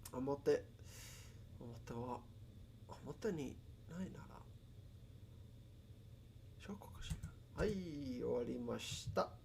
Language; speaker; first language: Japanese; non-native, learner; Spanish